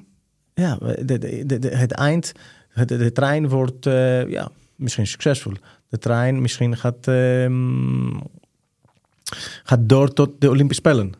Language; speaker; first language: Dutch; non-native, fluent; Greek